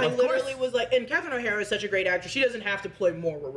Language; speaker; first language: English; native; English